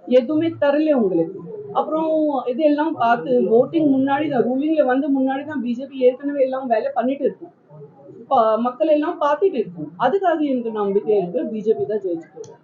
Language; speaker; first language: Tamil; non-native, local second language; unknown